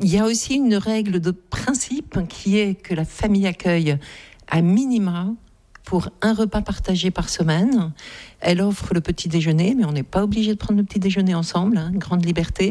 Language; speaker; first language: French; native; French